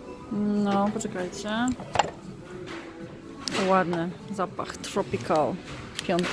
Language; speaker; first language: Polish; native; Polish